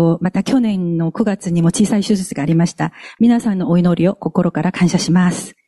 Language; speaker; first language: Japanese; non-native, fluent; Korean